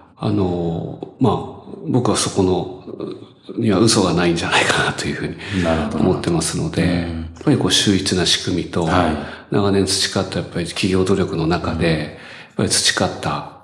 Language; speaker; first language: Japanese; native; Japanese